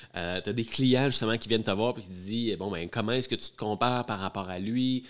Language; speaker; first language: French; native; French